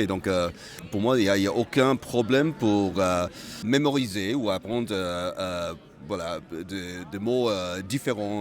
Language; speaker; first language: French; non-native, fluent; Malay